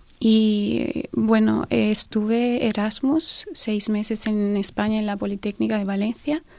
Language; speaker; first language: Spanish; non-native, fluent; Romanian